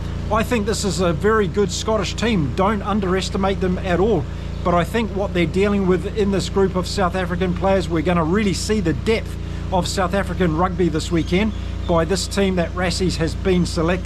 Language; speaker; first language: English; native; English